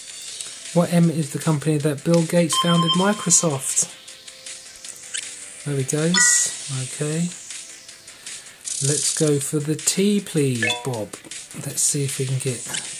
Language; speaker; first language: English; native; English